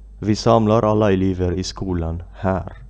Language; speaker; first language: Swedish; non-native, fluent; Arabic